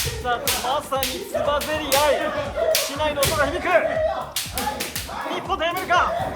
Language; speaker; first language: Japanese; native; Japanese